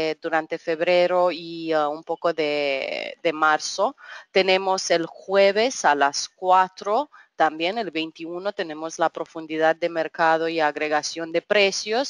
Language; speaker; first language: Spanish; non-native, fluent; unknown